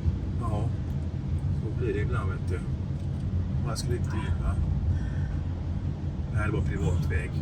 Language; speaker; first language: Swedish; native; Swedish